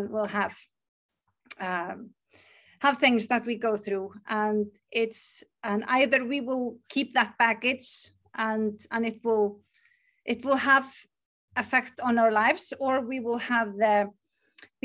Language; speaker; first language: English; non-native, fluent; Icelandic